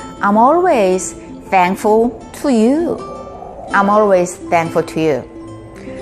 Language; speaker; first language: English; non-native, fluent; Korean